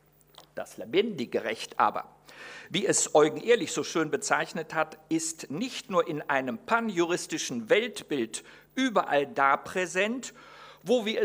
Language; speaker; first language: German; native; German